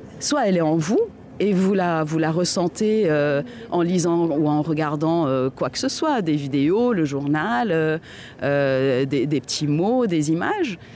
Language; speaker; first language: French; non-native, local second language; Arabic